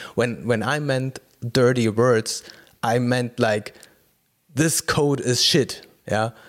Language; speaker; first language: English; non-native, fluent; German